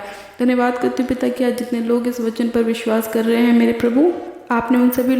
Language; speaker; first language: Hindi; native; Hindi